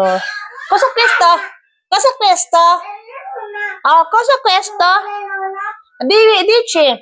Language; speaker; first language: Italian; non-native, learner; Cebuano